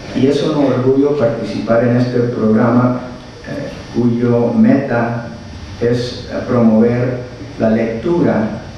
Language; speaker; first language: Spanish; early bilingual, heritage; Spanish